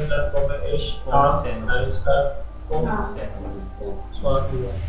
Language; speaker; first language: German; non-native, learner; Hindi